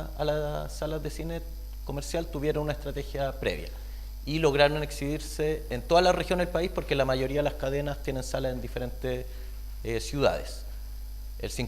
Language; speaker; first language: Spanish; native; Spanish